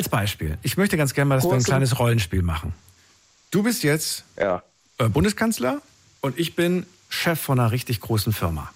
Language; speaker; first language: German; native; German